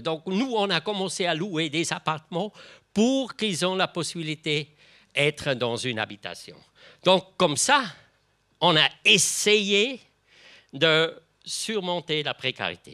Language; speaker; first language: French; non-native, local second language; German